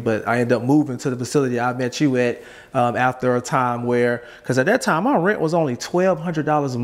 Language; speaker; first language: English; native; English